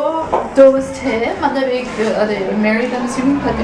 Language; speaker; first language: Hindi; non-native, fluent; English